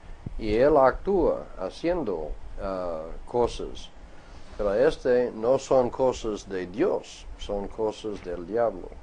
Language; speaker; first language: Spanish; non-native, fluent; English